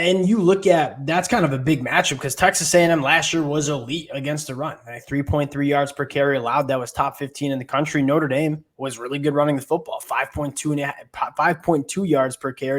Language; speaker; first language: English; native; English